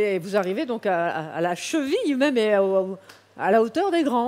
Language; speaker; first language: French; native; French